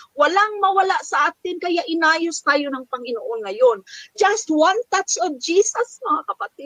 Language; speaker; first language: Filipino; non-native, local second language; Cebuano